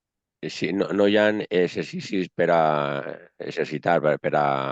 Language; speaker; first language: Catalan; non-native, local second language; Spanish